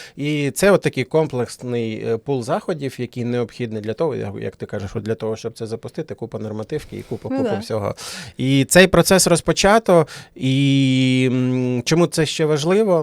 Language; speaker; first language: Ukrainian; native; Ukrainian